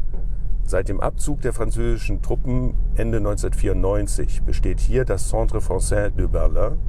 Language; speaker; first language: German; native; German